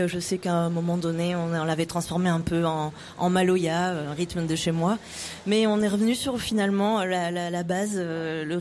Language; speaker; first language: French; native; French